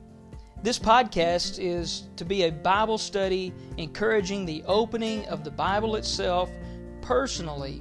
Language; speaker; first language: English; native; English